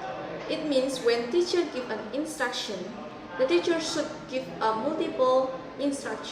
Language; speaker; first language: English; non-native, learner; Indonesian